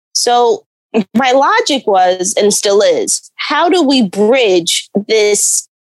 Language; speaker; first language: English; native; English